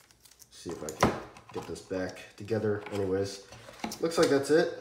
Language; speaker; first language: English; native; English